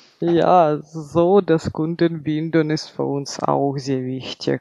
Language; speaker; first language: German; non-native, fluent; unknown